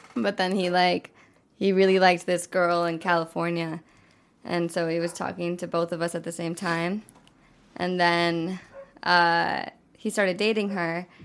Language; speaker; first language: English; native; English